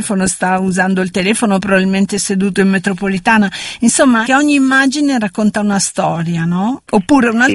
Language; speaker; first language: Italian; native; Italian